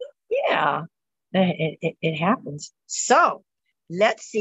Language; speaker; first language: English; native; English